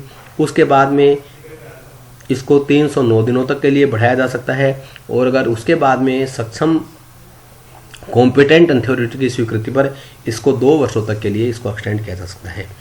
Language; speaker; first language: Hindi; native; Hindi